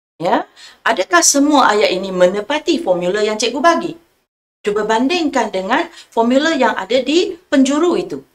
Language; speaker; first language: Malay; non-native, local second language; Chinese